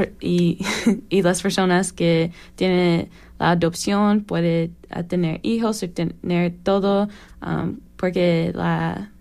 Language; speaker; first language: Spanish; non-native, learner; English